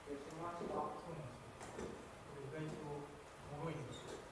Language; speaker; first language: Japanese; native; Japanese